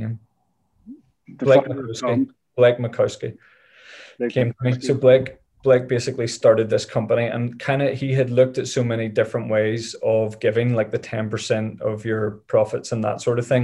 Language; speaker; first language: English; native; English